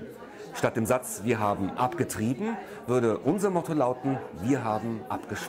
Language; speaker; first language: German; native; German